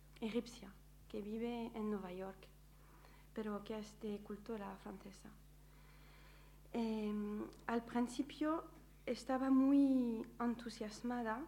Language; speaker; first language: Spanish; non-native, learner; French